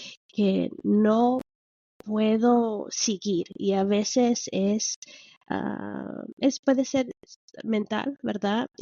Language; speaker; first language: Spanish; early bilingual, heritage; Spanish